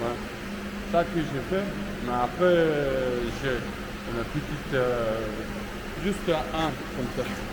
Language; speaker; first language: French; non-native, learner; Mongolian